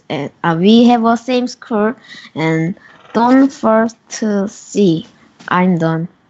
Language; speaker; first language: English; non-native, learner; Korean